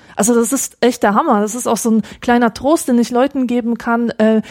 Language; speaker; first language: German; native; German